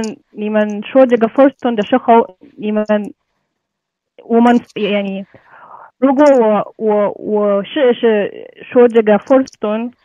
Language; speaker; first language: Chinese; non-native, learner; Arabic